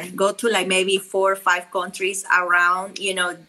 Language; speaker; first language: English; non-native, fluent; Spanish